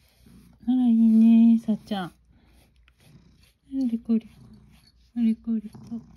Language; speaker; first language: Japanese; native; Japanese